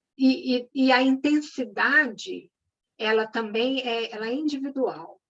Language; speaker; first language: Portuguese; native; Portuguese